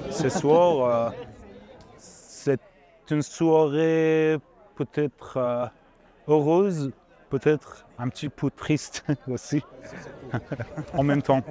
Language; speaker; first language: French; non-native, fluent; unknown